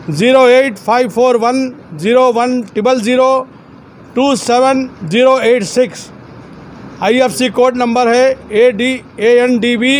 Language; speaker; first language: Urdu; native; Urdu